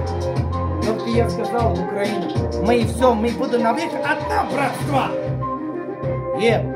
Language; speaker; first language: Russian; non-native, learner; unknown